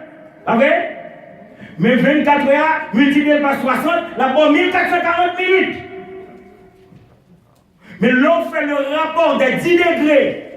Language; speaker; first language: French; non-native, local second language; Haitian Creole